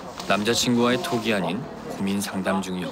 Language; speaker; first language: Korean; native; Korean